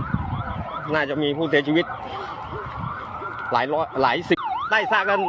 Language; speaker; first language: Thai; native; Thai